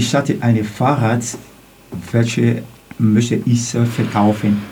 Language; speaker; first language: German; non-native, learner; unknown